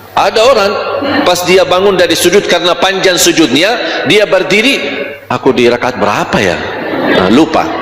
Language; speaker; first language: Malay; non-native, fluent; Arabic